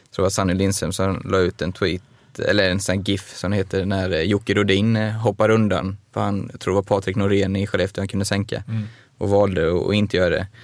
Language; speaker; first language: Swedish; native; Swedish